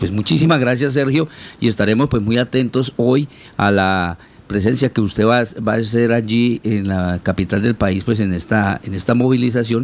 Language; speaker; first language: Spanish; native; Spanish